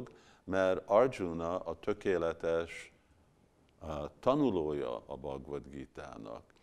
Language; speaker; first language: Hungarian; early bilingual, heritage; Hungarian